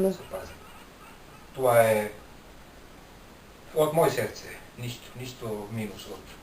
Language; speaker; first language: Bulgarian; non-native, learner; Finnish